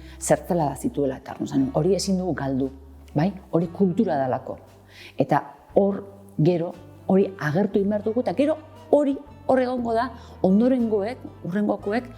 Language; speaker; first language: Basque; native; Basque